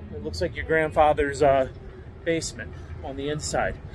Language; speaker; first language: English; native; English